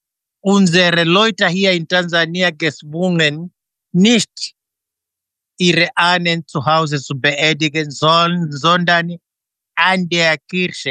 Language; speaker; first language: German; non-native, fluent; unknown